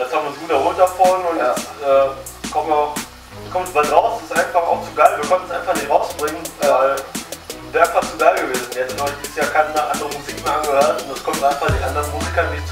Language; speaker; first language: German; native; German